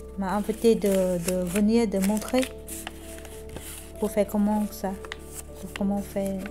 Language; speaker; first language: French; non-native, learner; Vietnamese